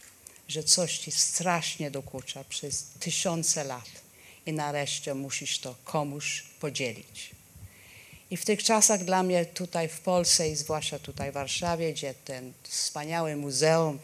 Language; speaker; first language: Polish; non-native, fluent; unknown